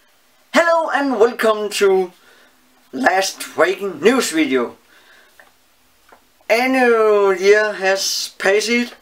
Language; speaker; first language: English; non-native, learner; Danish